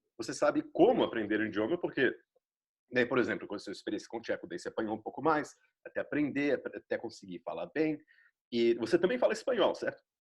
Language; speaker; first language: Portuguese; native; Portuguese